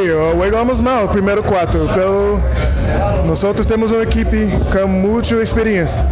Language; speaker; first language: Spanish; non-native, learner; Portuguese